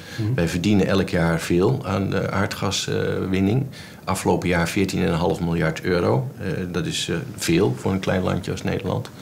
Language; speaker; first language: Dutch; native; Dutch